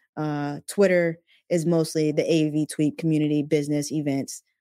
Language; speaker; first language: English; native; English